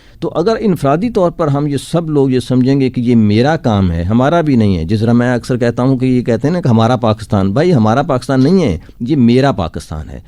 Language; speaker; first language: Urdu; non-native, local second language; Punjabi